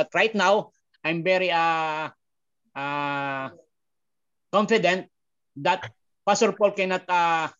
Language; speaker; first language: English; non-native, learner; Filipino